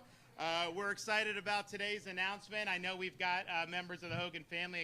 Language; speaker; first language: English; native; English